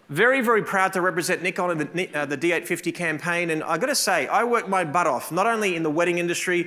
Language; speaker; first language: English; native; English